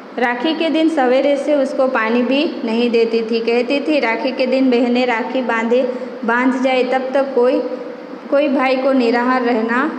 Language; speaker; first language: Hindi; non-native, local second language; Gujarati